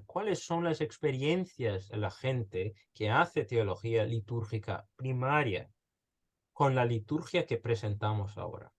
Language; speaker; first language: Spanish; early bilingual, heritage; Spanish